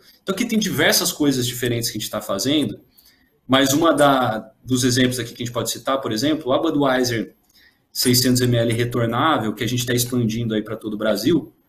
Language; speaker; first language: Portuguese; native; Portuguese